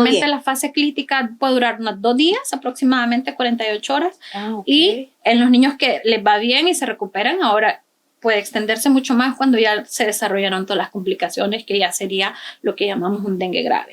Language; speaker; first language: Spanish; native; Spanish